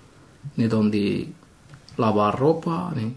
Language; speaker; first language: Spanish; non-native, learner; Arabic